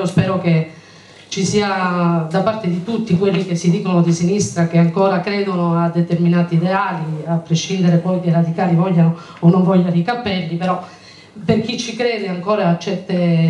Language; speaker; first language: Italian; native; Italian